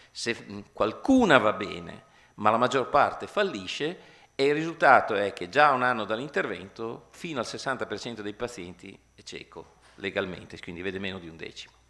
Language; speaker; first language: Italian; native; Italian